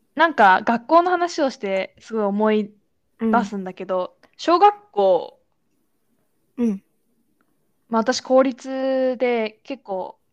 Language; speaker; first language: Japanese; early bilingual, other home language; Chinese